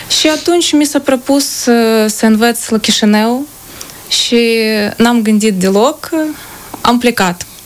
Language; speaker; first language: Romanian; non-native, fluent; Ukrainian